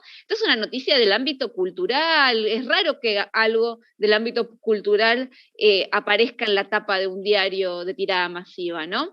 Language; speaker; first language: Spanish; native; Spanish